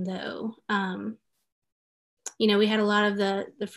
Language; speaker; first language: English; native; English